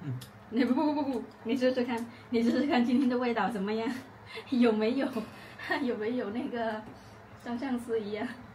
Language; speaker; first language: Chinese; non-native, fluent; Vietnamese